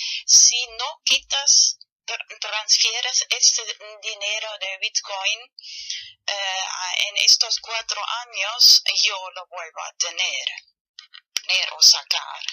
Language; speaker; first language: Spanish; non-native, fluent; German